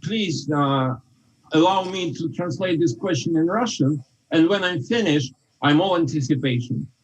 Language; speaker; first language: English; non-native, fluent; Russian